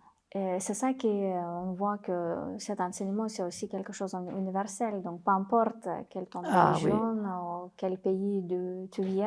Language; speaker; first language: French; non-native, fluent; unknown